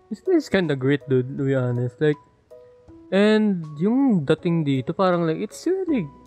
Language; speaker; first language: English; non-native, local second language; Filipino